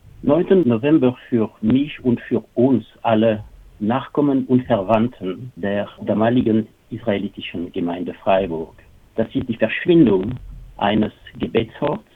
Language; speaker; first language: German; non-native, fluent; French